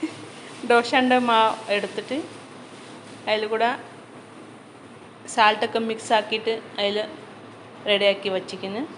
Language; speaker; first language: Malayalam; non-native, local second language; Marathi